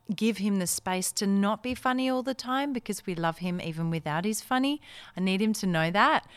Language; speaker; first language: English; early bilingual, other home language; Dutch